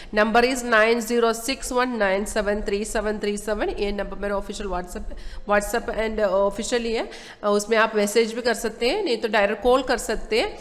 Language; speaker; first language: Hindi; non-native, local second language; Malayalam